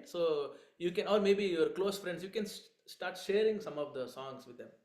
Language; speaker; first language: English; non-native, local second language; Kannada